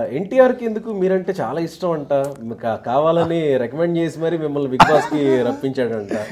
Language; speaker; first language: Telugu; native; Telugu